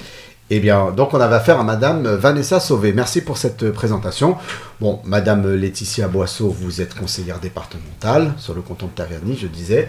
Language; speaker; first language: French; native; French